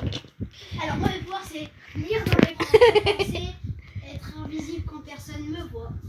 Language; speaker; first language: French; native; French